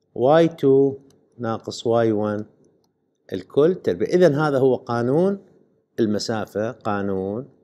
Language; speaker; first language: Arabic; native; Arabic